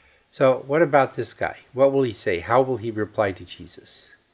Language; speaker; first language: English; native; English